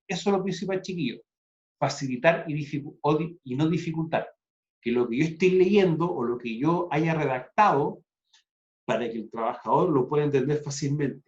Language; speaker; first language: Spanish; native; Spanish